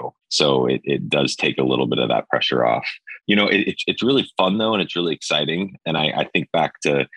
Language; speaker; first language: English; native; English